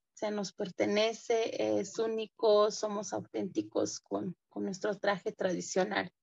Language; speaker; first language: Spanish; non-native, local second language; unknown